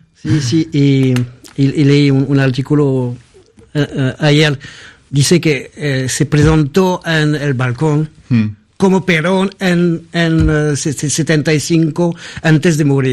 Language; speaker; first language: Spanish; non-native, fluent; French